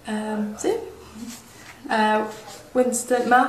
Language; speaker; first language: Spanish; non-native, learner; English